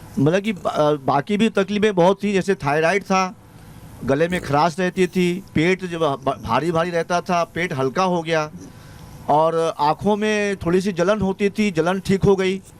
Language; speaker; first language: Hindi; native; Hindi